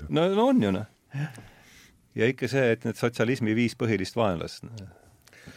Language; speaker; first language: Estonian; native; Estonian